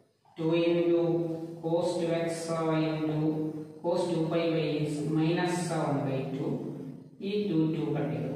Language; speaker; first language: English; non-native, local second language; Malayalam